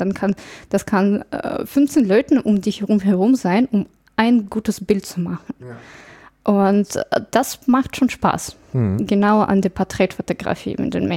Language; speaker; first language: German; non-native, fluent; English